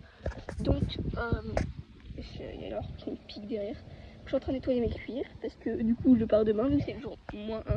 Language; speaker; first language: French; native; French